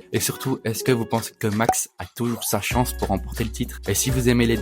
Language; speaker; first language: French; native; French